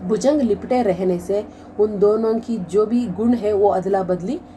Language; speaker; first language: Hindi; non-native, local second language; Kannada